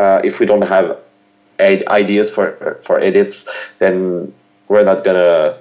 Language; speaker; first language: English; non-native, fluent; French